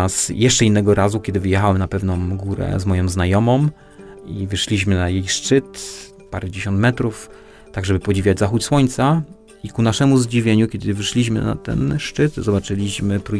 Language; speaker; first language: Polish; native; Polish